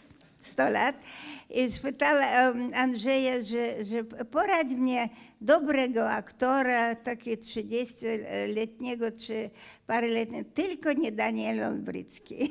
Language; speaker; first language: Polish; non-native, fluent; Hungarian